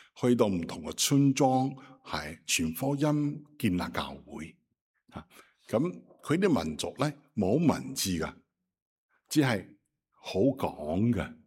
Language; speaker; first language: Cantonese; non-native, fluent; Chinese